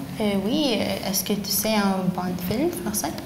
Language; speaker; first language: French; non-native, learner; Lithuanian